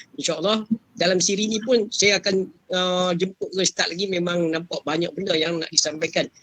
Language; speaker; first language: Malay; native; Malay